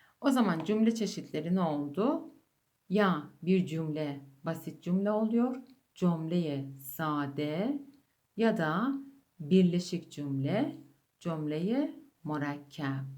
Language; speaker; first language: Turkish; non-native, fluent; Persian